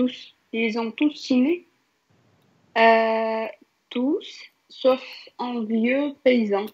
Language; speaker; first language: French; non-native, learner; Russian